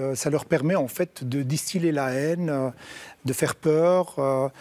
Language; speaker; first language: French; non-native, local second language; Arabic